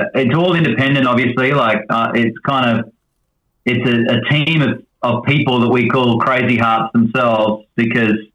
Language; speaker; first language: English; native; English